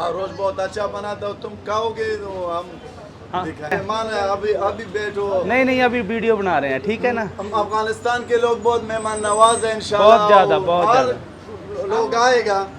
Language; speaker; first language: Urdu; non-native, learner; Pashto